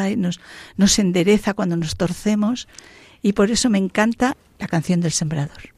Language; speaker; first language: Spanish; native; Spanish